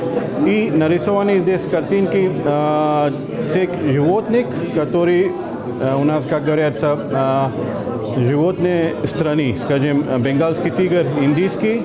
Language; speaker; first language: Russian; non-native, fluent; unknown